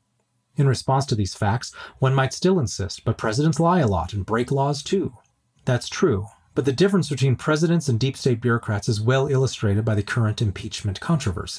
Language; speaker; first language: English; native; English